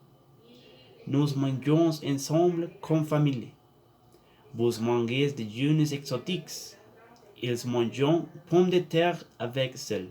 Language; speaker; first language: French; non-native, learner; Spanish